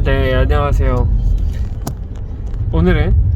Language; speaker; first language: Korean; native; Korean